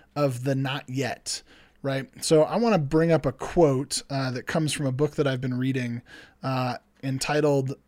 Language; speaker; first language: English; native; English